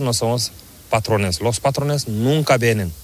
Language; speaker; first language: Spanish; non-native, learner; Fula